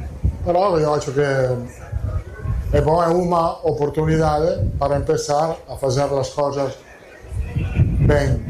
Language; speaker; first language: Portuguese; non-native, fluent; Italian